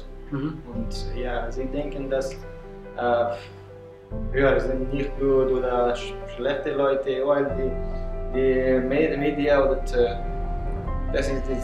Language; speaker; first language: German; non-native, learner; Persian